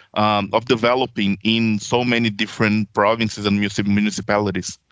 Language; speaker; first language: English; non-native, fluent; Portuguese